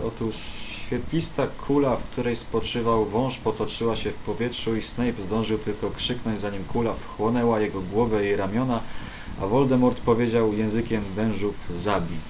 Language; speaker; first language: Polish; native; Polish